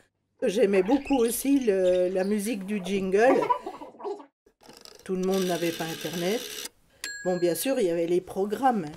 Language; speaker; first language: French; native; French